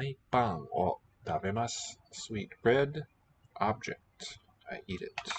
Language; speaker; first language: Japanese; non-native, learner; English